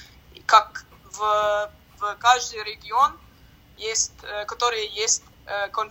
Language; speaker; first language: Russian; non-native, learner; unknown